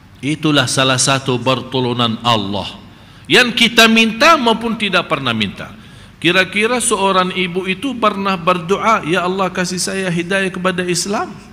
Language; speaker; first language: Malay; non-native, fluent; Arabic